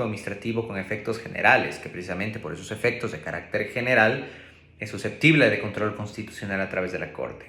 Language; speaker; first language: Spanish; native; Spanish